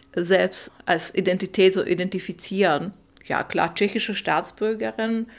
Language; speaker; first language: German; non-native, fluent; Czech